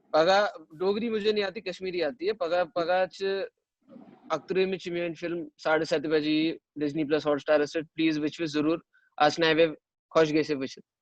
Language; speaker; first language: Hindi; non-native, local second language; Kashmiri